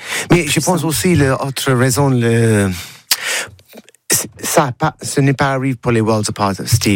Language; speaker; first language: French; non-native, learner; English